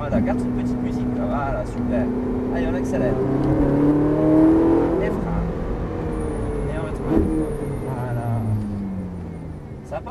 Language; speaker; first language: French; native; French